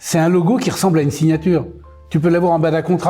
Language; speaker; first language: French; native; French